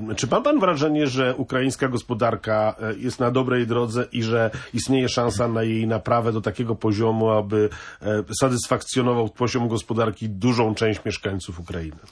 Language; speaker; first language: Polish; native; Polish